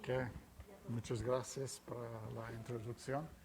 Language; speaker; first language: Spanish; non-native, fluent; Portuguese